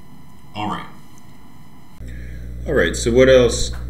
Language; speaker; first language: English; native; English